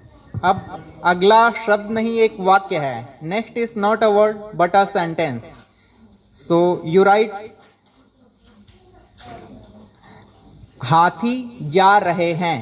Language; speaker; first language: Hindi; native; Hindi